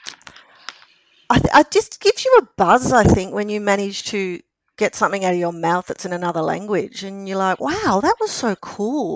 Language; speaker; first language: English; native; English